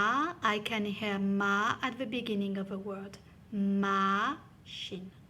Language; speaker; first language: English; non-native, fluent; French